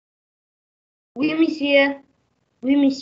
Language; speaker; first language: French; non-native, learner; Arabic